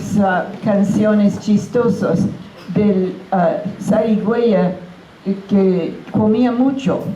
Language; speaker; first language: Spanish; non-native, fluent; English